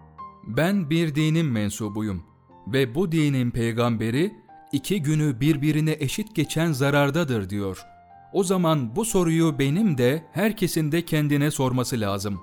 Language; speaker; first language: Turkish; native; Turkish